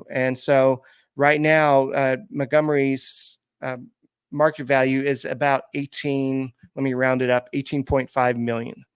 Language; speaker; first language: English; native; English